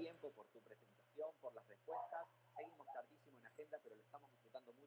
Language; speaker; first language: Spanish; native; Spanish